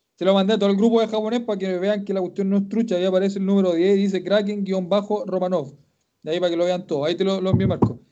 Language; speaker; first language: Spanish; native; Spanish